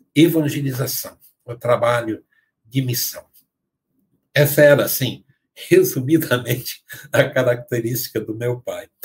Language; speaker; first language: Portuguese; native; Portuguese